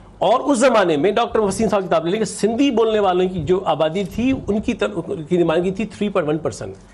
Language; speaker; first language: Urdu; non-native, local second language; Sindhi